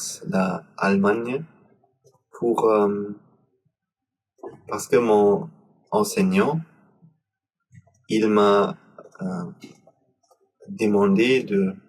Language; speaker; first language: French; non-native, learner; German